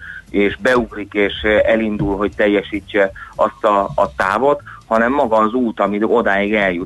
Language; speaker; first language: Hungarian; native; Hungarian